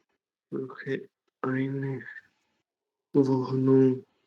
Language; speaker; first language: German; non-native, learner; Urdu